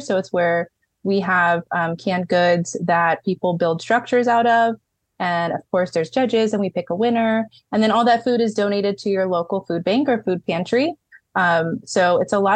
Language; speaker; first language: English; native; English